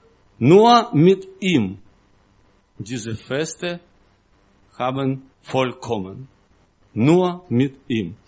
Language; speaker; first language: German; non-native, learner; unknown